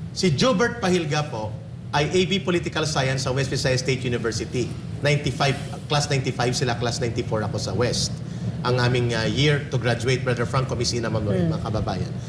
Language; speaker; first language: Filipino; non-native, local second language; Hiligaynon